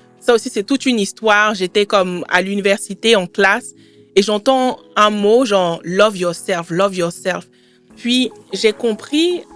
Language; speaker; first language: French; early bilingual, other home language; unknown